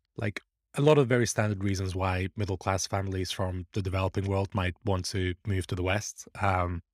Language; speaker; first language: English; early bilingual, other home language; Persian